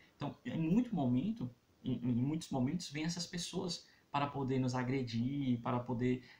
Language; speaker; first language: Portuguese; native; Portuguese